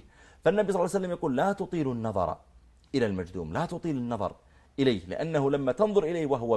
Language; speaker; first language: Arabic; native; Arabic